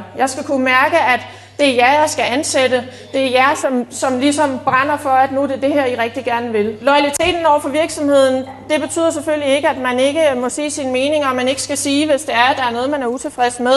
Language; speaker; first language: Danish; native; Danish